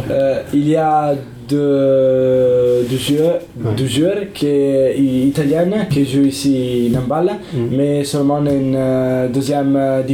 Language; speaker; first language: French; non-native, learner; Italian